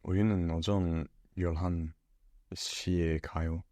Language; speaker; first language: Korean; non-native, learner; English